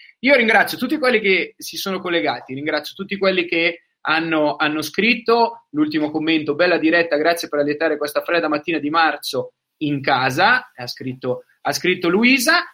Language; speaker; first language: Italian; native; Italian